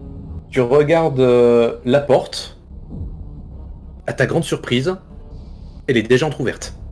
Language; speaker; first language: French; native; French